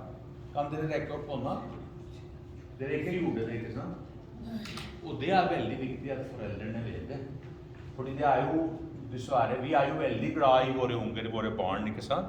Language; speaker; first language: Norwegian; non-native, fluent; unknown